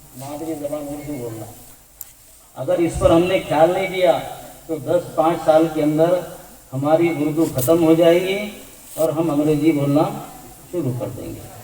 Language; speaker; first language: Urdu; native; Urdu